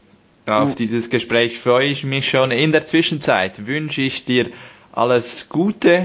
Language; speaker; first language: German; native; German